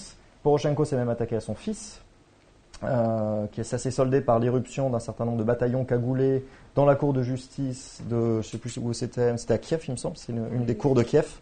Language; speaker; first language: French; native; French